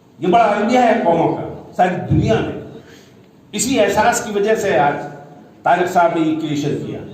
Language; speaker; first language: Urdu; native; Urdu